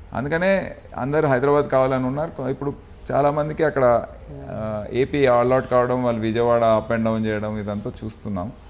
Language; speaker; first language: Telugu; native; Telugu